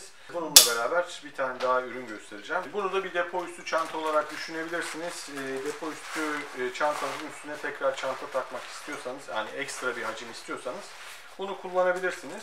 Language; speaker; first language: Turkish; native; Turkish